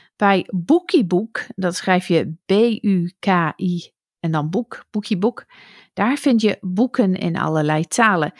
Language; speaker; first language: Dutch; non-native, fluent; English